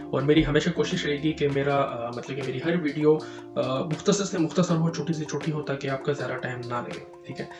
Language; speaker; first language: Urdu; native; Urdu